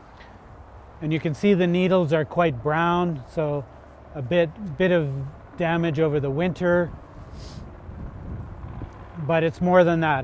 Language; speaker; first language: English; native; English